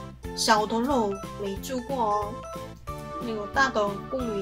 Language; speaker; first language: Chinese; non-native, learner; Korean